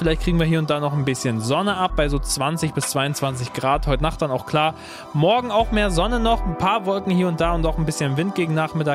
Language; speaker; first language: German; native; German